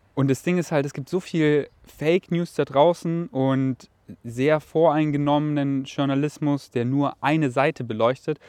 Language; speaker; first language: German; native; German